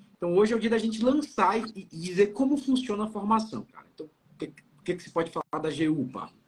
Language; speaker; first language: Portuguese; native; Portuguese